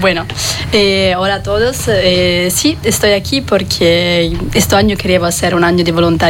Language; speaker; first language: Spanish; non-native, fluent; French